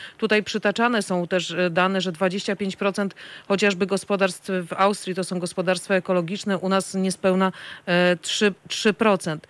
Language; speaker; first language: Polish; native; Polish